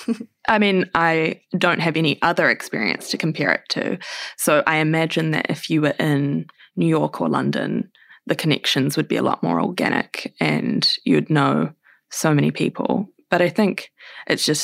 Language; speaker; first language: English; native; English